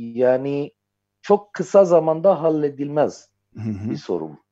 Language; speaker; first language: Turkish; non-native, fluent; Armenian